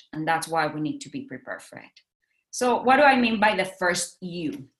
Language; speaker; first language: English; non-native, fluent; Spanish